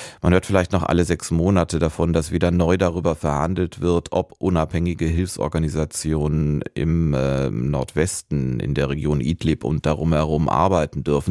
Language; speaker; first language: German; native; German